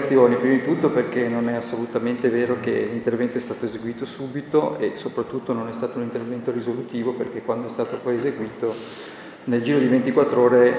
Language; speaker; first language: Italian; native; Italian